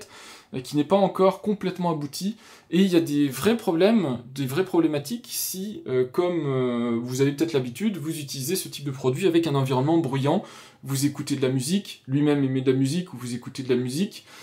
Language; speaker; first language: French; native; French